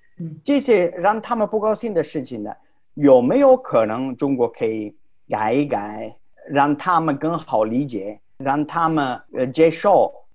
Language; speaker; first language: Chinese; non-native, fluent; Italian